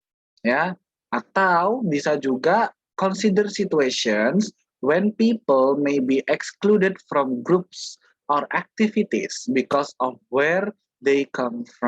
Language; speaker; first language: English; non-native, fluent; Indonesian